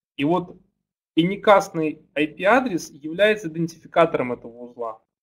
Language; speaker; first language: Russian; native; Russian